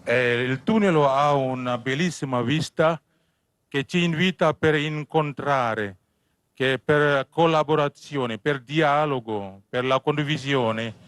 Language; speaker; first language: Italian; non-native, learner; Indonesian